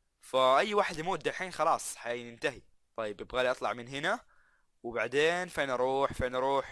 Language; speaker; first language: Arabic; native; Arabic